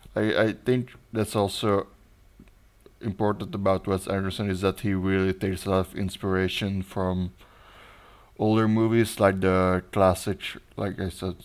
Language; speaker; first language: English; non-native, fluent; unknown